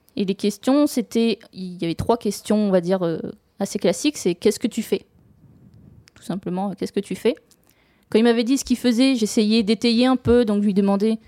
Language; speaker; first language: French; native; French